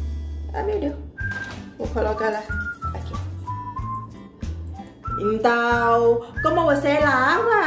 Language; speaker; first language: Portuguese; non-native, learner; Thai